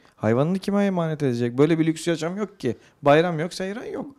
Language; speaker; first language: Turkish; native; Turkish